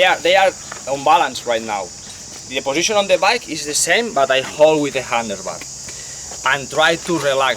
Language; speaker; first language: English; non-native, fluent; Spanish